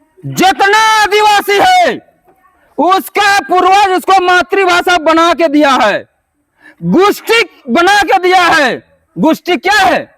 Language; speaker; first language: Hindi; non-native, local second language; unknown